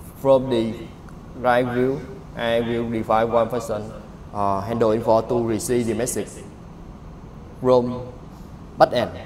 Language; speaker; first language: English; non-native, learner; Vietnamese